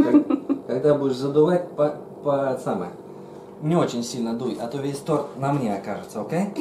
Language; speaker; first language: Russian; native; Russian